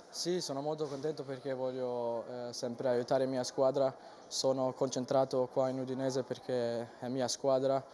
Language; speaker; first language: Italian; non-native, fluent; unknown